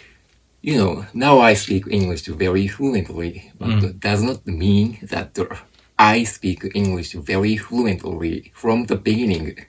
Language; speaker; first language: English; non-native, fluent; Japanese